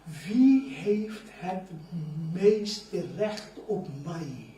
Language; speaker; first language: Dutch; non-native, learner; Urdu